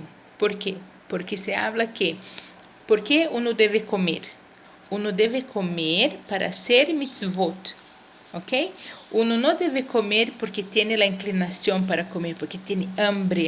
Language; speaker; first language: Spanish; non-native, fluent; Portuguese